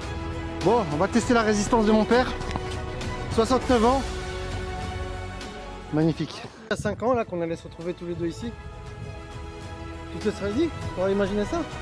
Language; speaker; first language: French; native; French